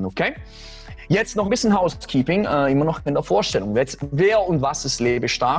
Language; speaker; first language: German; native; German